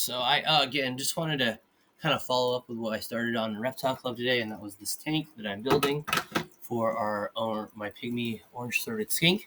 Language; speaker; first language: English; native; English